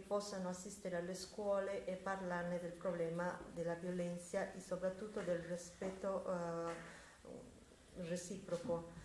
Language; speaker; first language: Italian; non-native, fluent; Spanish